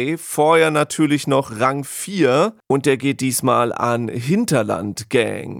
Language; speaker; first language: German; native; German